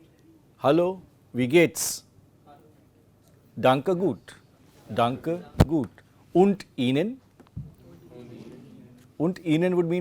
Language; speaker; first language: German; non-native, fluent; English